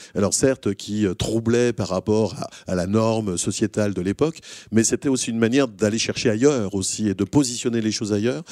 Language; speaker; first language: French; native; French